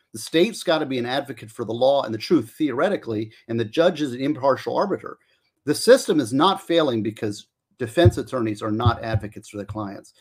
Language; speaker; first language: English; native; English